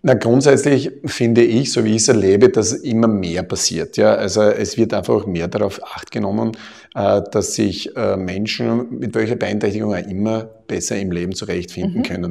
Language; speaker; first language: German; native; German